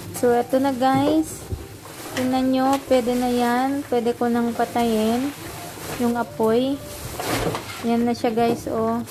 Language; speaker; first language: Filipino; non-native, local second language; Iloko